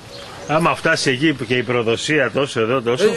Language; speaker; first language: Greek; native; Greek